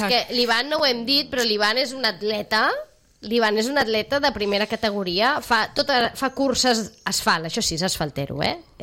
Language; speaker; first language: Catalan; native; Catalan